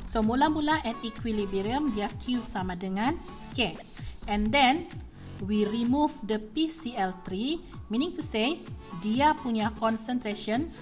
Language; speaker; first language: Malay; native; Malay